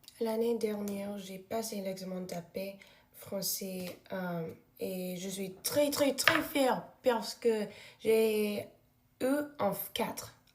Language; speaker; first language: French; non-native, learner; English